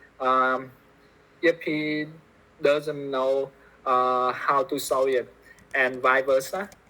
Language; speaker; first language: English; non-native, learner; Vietnamese